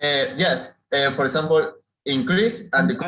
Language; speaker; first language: English; non-native, learner; Spanish